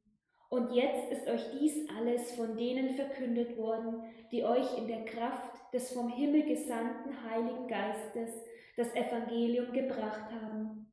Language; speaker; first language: German; native; German